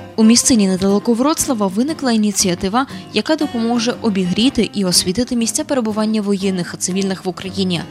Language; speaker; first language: Ukrainian; native; Ukrainian